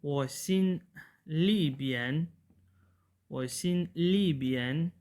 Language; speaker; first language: Chinese; non-native, learner; Urdu